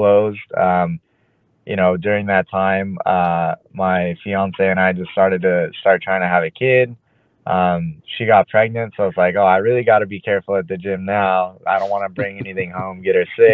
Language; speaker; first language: English; native; English